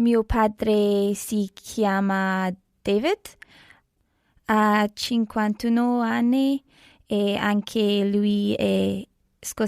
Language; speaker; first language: Italian; non-native, learner; English